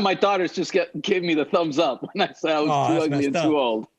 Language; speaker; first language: English; native; English